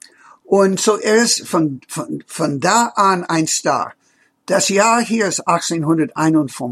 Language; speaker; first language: German; non-native, fluent; English